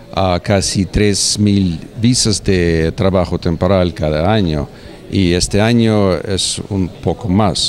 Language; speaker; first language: Spanish; non-native, fluent; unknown